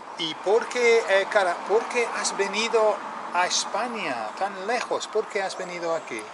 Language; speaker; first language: Spanish; native; Spanish